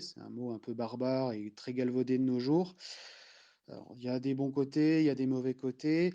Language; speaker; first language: French; native; French